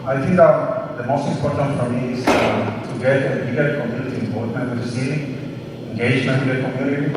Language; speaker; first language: English; non-native, learner; Spanish